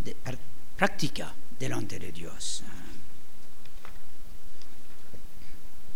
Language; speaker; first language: Spanish; non-native, fluent; French